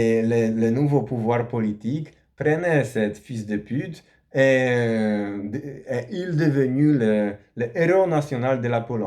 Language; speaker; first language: French; non-native, learner; Polish